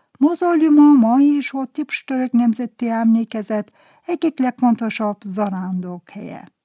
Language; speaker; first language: Hungarian; non-native, fluent; Turkish